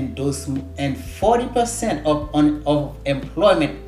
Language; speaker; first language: English; non-native, fluent; Haitian Creole